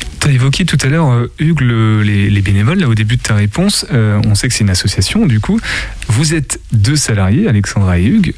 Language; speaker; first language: French; native; French